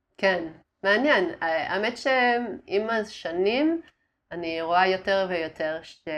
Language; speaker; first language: Hebrew; non-native, fluent; Italian